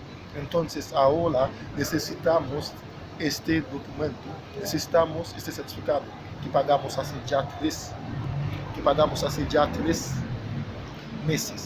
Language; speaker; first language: Spanish; non-native, fluent; Haitian Creole